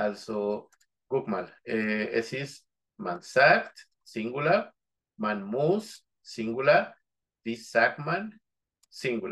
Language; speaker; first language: German; non-native, fluent; Spanish